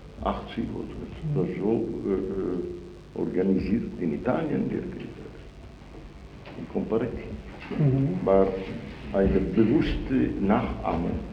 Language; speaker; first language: German; non-native, fluent; Italian